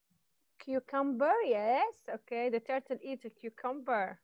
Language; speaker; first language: English; non-native, fluent; Arabic